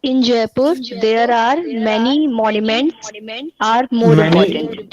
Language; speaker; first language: English; non-native, local second language; Hindi